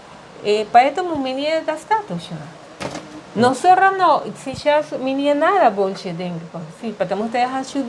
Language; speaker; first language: Russian; non-native, learner; Spanish